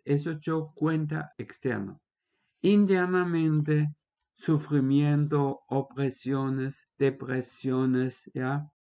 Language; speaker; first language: Spanish; non-native, fluent; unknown